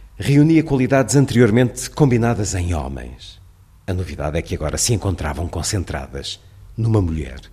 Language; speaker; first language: Portuguese; native; Portuguese